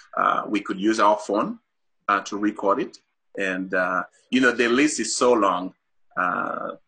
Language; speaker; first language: English; non-native, fluent; Haitian Creole